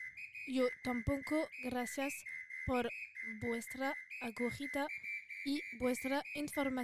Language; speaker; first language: Spanish; non-native, learner; French